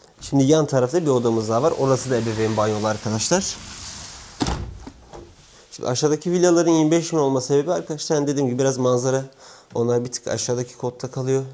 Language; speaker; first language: Turkish; native; Turkish